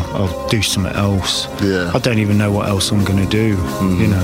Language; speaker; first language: English; native; English